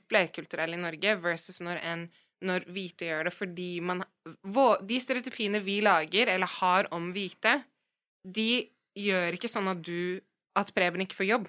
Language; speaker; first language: Norwegian; native; Norwegian